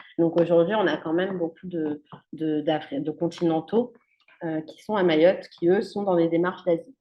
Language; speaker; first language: French; native; French